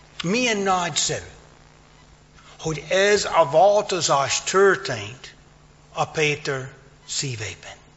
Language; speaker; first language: Hungarian; non-native, fluent; English